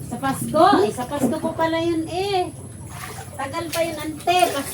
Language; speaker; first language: Filipino; native; Filipino